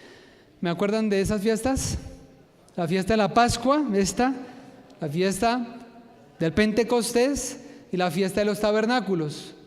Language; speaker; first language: Spanish; native; Spanish